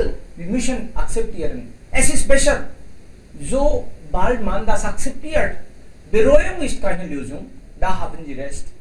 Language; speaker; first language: German; non-native, fluent; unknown